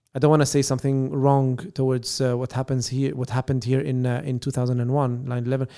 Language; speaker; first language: English; non-native, fluent; Arabic